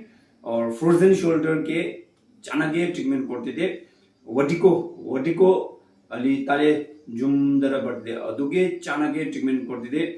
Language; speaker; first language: Kannada; non-native, learner; Tibetan